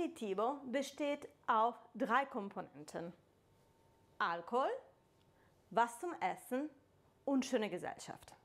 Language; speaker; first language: German; non-native, fluent; Italian